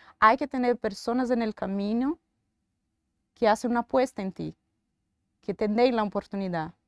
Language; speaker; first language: Spanish; non-native, fluent; Portuguese